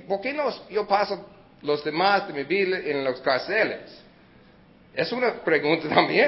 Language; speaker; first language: Spanish; early bilingual, heritage; Spanish